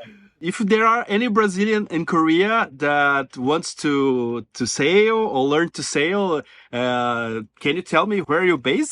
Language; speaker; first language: English; non-native, fluent; Portuguese